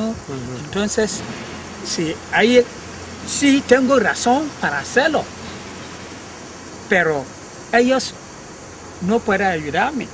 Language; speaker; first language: Spanish; non-native, learner; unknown